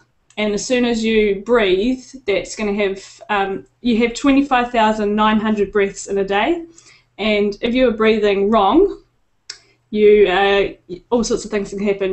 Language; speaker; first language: English; native; English